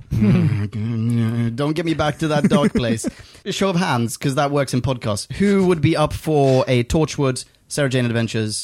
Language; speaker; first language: English; native; English